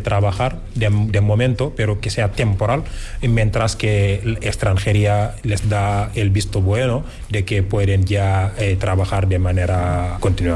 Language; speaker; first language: Spanish; non-native, fluent; Wolof